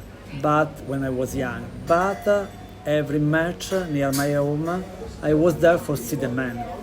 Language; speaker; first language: English; non-native, learner; Italian